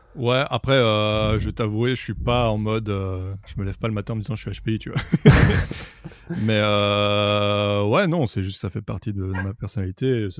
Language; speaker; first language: French; native; French